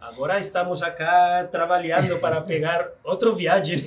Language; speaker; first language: Portuguese; non-native, fluent; Spanish